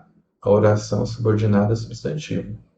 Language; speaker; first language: Portuguese; native; Portuguese